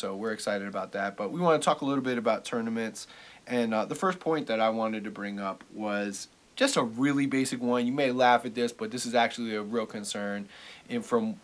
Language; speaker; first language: English; native; English